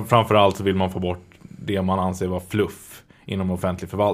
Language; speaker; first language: Swedish; native; Swedish